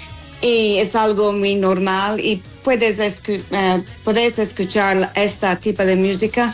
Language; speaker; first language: Spanish; non-native, learner; English